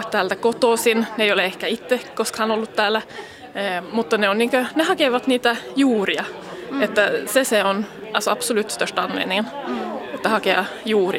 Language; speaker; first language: Finnish; early bilingual, heritage; Finnish